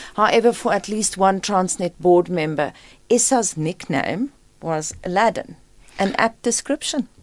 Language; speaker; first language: English; non-native, local second language; Afrikaans